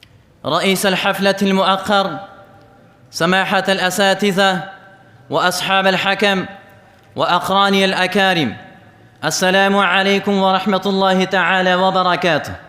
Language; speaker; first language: Arabic; non-native, fluent; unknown